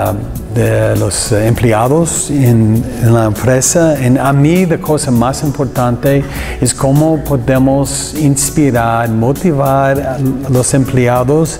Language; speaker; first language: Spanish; non-native, learner; English